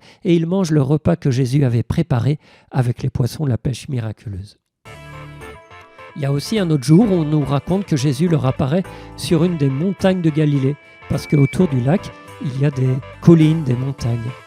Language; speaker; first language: French; native; French